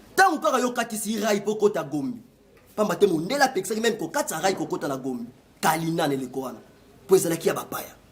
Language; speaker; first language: Lingala; native; Lingala